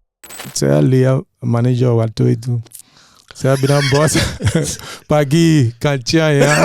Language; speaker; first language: Indonesian; non-native, fluent; English